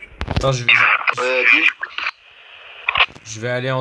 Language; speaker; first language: French; native; French